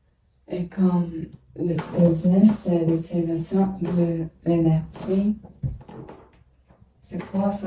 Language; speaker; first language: French; non-native, learner; Chinese